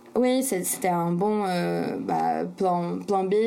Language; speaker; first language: French; non-native, fluent; Portuguese